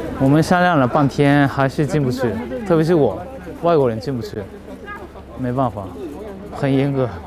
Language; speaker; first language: Chinese; non-native, fluent; Japanese